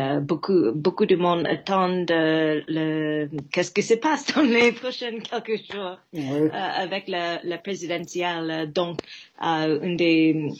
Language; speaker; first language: French; non-native, fluent; English